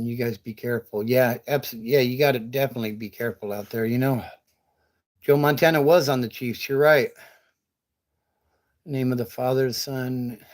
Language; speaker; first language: English; native; English